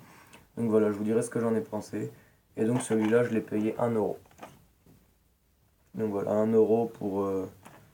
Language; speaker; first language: French; native; French